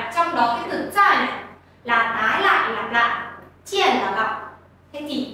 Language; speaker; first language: Chinese; non-native, fluent; Vietnamese